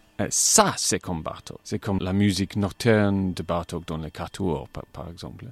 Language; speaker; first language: French; non-native, fluent; English